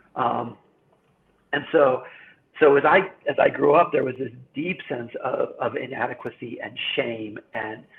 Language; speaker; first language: English; native; English